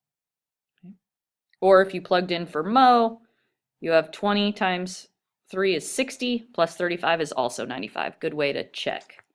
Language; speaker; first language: English; native; English